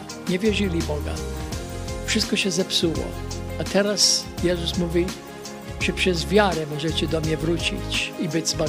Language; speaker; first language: Polish; early bilingual, heritage; Polish